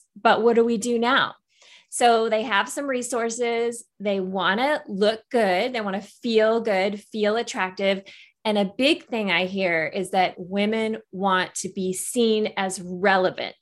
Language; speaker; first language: English; native; English